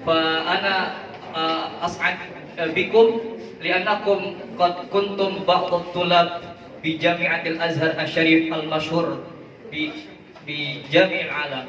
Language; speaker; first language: Arabic; non-native, fluent; Indonesian